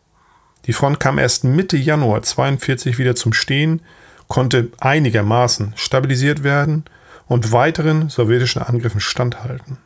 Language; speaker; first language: German; native; German